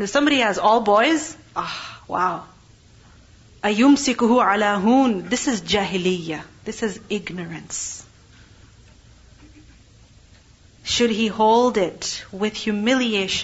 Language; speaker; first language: English; non-native, local second language; Urdu